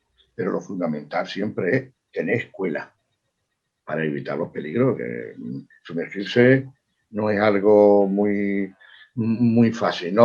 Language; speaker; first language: Spanish; native; Spanish